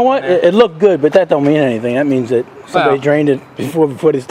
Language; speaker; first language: English; native; English